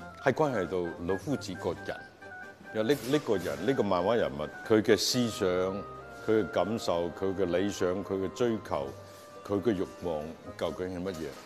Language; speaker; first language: Chinese; native; Chinese